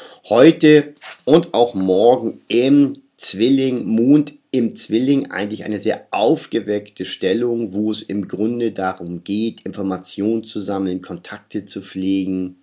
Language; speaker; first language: German; native; German